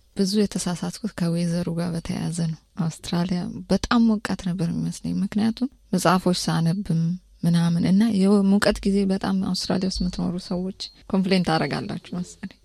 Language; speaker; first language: Amharic; native; Amharic